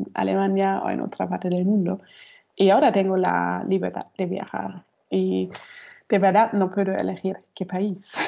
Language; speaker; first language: Spanish; non-native, fluent; German